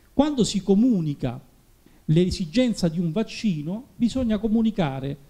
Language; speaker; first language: Italian; native; Italian